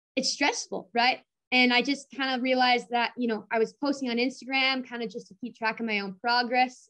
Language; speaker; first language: English; native; English